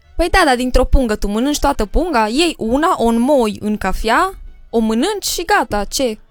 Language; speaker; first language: Romanian; native; Romanian